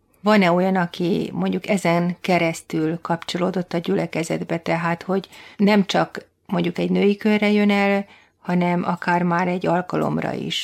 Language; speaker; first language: Hungarian; native; Hungarian